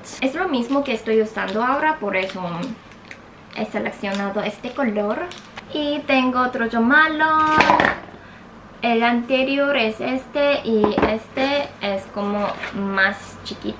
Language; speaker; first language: Spanish; non-native, learner; Korean